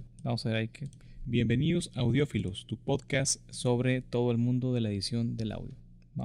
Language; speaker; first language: Spanish; native; Spanish